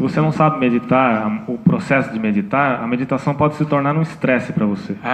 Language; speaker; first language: Portuguese; native; Portuguese